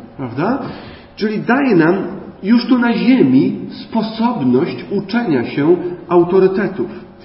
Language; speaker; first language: Polish; native; Polish